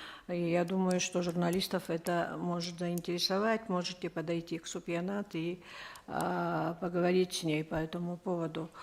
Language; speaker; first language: Russian; native; Russian